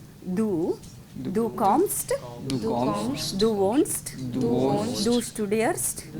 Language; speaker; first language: German; non-native, fluent; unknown